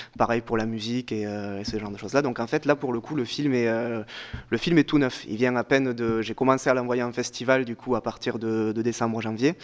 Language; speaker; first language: French; native; French